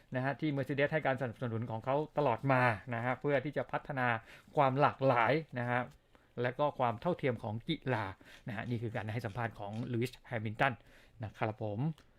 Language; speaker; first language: Thai; native; Thai